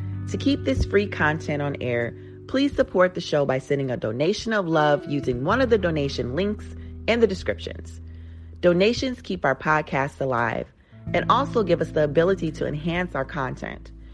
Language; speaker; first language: English; native; English